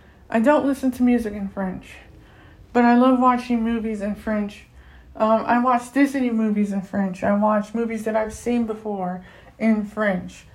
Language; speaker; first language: English; native; English